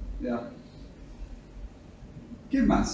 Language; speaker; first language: Spanish; non-native, fluent; English